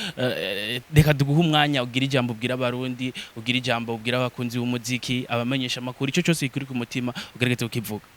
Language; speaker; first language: Rundi; native; Rundi